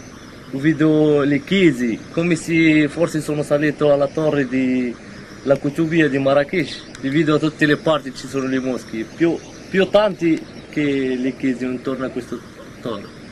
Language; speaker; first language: Italian; non-native, learner; Arabic